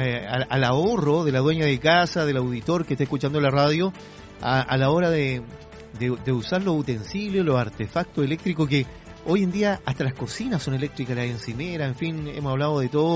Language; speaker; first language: Spanish; native; Spanish